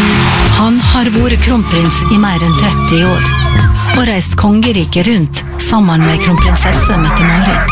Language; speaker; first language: Norwegian; native; Norwegian